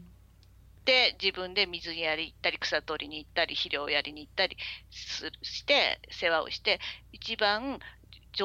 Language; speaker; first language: Japanese; native; Japanese